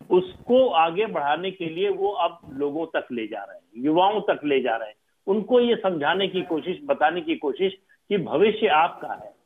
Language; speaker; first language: Hindi; native; Hindi